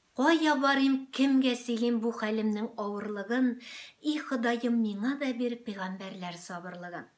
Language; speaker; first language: Tatar; native; Tatar